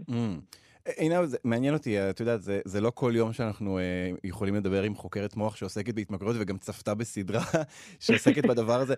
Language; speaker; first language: Hebrew; native; Hebrew